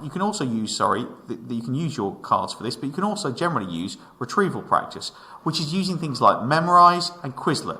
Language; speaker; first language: English; native; English